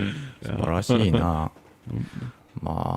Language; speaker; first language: Japanese; native; Japanese